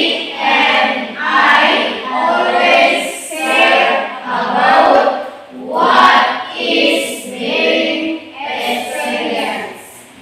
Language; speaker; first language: English; non-native, learner; Indonesian